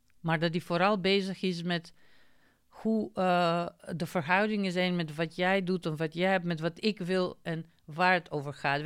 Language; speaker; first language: Dutch; non-native, fluent; Macedonian